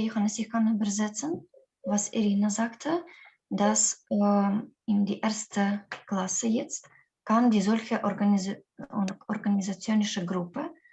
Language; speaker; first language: German; non-native, learner; Russian